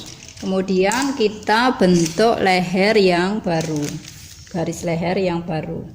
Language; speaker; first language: Indonesian; native; Indonesian